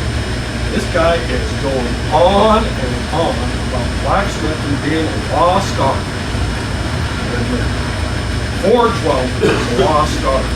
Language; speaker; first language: English; native; English